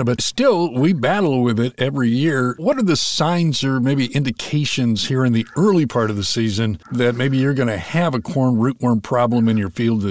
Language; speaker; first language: English; native; English